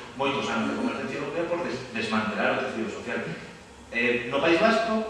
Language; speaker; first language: Galician; non-native, local second language; Spanish